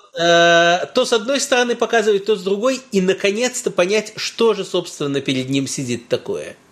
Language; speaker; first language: Russian; early bilingual, heritage; Russian